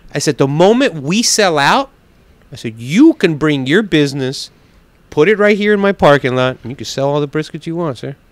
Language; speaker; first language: English; native; English